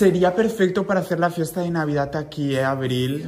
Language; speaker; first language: Spanish; native; Spanish